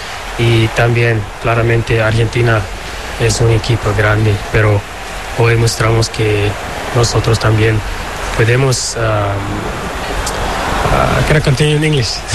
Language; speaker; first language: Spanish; non-native, learner; Portuguese